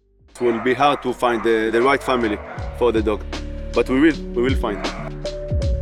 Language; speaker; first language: English; non-native, fluent; Hebrew